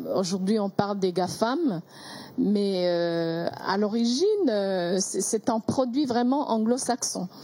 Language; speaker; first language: French; non-native, local second language; Kinyarwanda